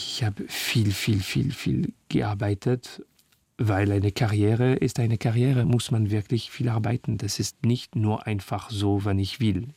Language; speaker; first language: German; non-native, fluent; French